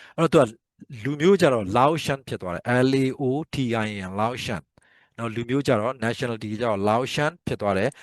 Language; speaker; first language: Burmese; native; Burmese